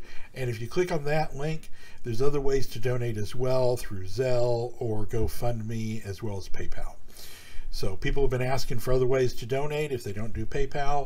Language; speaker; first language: English; native; English